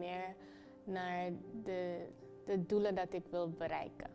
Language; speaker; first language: Dutch; non-native, fluent; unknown